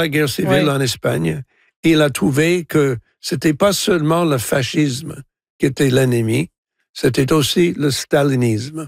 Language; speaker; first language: French; non-native, fluent; English